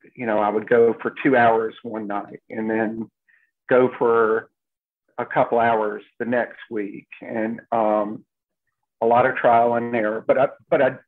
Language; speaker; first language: English; native; English